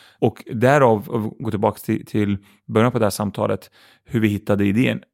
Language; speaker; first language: Swedish; early bilingual, other home language; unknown